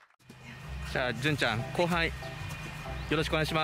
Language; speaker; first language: Japanese; native; Japanese